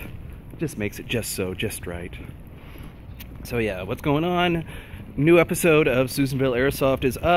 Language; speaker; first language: English; native; English